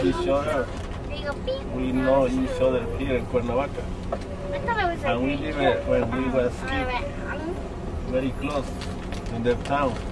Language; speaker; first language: English; non-native, learner; Spanish